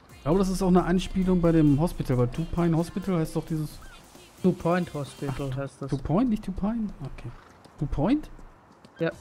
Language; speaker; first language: German; native; German